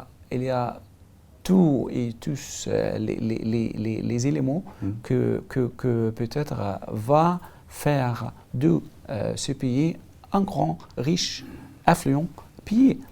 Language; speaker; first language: French; non-native, learner; Arabic